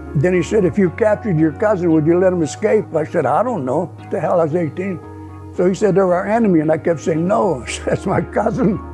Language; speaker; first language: English; early bilingual, other home language; Italian